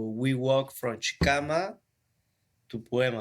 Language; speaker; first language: English; non-native, learner; Spanish